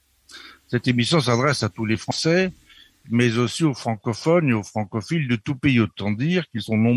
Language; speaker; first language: French; native; French